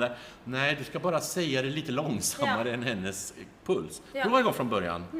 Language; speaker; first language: Swedish; native; Swedish